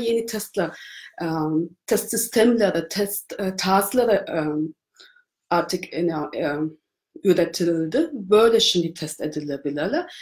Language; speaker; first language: Turkish; non-native, fluent; German